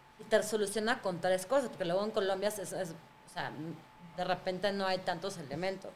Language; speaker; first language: Spanish; early bilingual, other home language; Russian